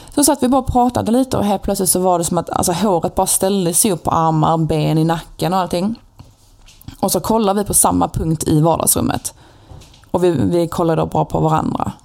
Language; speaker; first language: Swedish; native; Swedish